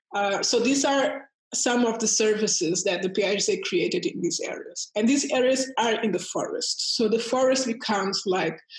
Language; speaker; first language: English; early bilingual, heritage; Portuguese